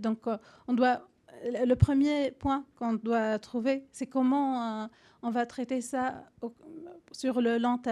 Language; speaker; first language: French; non-native, fluent; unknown